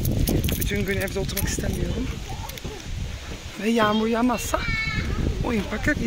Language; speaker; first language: Turkish; non-native, learner; Dutch